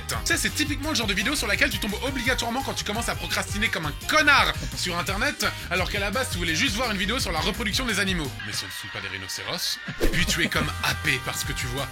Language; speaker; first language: French; native; French